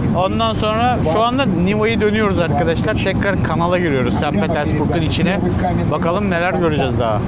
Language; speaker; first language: Turkish; native; Turkish